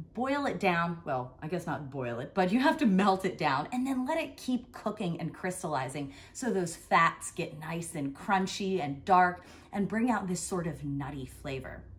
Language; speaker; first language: English; native; English